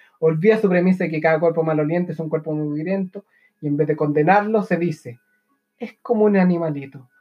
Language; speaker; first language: Spanish; native; Spanish